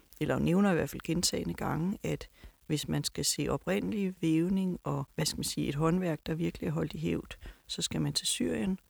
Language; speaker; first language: Danish; native; Danish